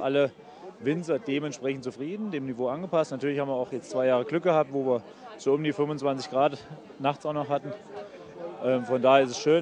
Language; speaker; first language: German; native; German